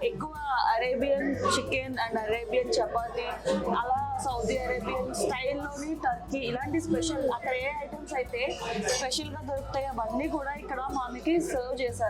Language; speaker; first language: Telugu; native; Telugu